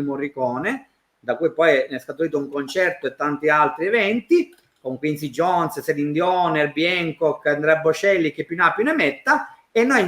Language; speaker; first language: Italian; native; Italian